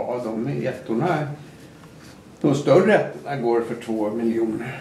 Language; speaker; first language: Swedish; native; Swedish